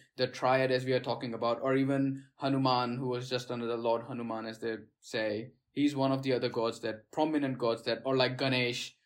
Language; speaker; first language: English; non-native, local second language; Gujarati